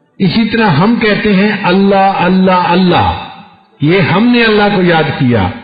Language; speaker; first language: Urdu; non-native, local second language; Punjabi